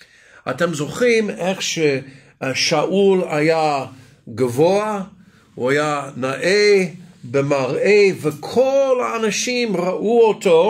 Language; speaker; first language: Hebrew; non-native, fluent; English